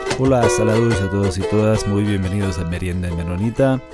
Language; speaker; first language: Spanish; non-native, fluent; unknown